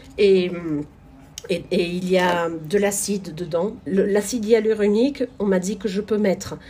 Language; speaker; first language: French; non-native, fluent; Portuguese